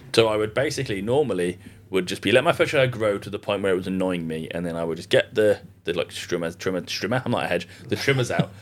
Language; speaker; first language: English; native; English